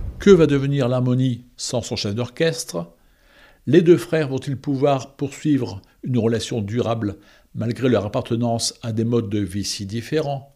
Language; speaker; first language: French; native; French